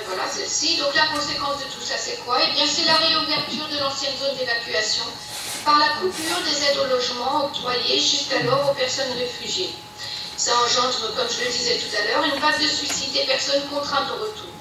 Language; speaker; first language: French; native; French